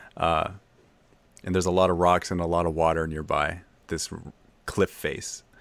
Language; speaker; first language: English; native; English